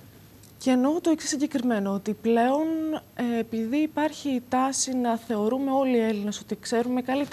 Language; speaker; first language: Greek; native; Greek